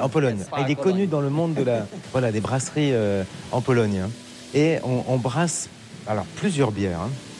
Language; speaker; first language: French; native; French